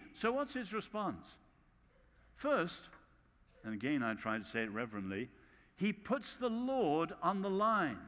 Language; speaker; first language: English; native; English